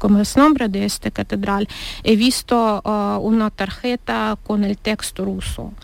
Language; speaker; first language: Spanish; non-native, learner; Ukrainian